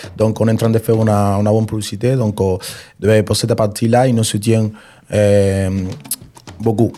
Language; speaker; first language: French; non-native, fluent; Spanish